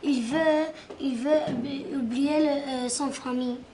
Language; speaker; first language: French; non-native, learner; Arabic